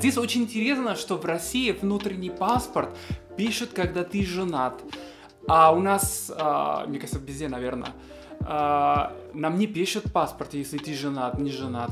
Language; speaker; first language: Russian; non-native, fluent; Spanish